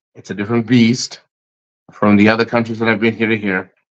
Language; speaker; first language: English; native; English